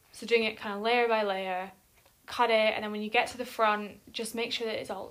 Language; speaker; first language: English; native; English